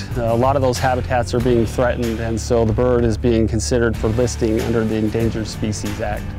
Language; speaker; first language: English; native; English